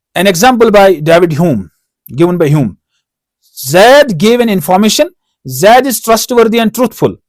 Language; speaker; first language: English; non-native, local second language; Urdu